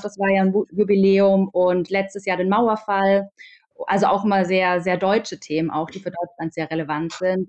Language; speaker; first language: German; native; German